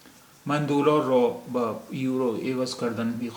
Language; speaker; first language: Persian; non-native, fluent; Urdu